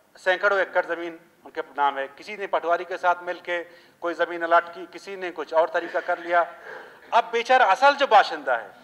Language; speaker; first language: Urdu; non-native, local second language; Baluchi